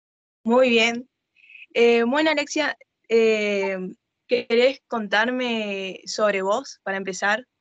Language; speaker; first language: Spanish; native; Spanish